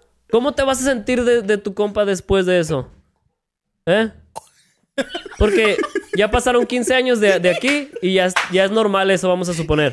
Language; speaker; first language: Spanish; native; Spanish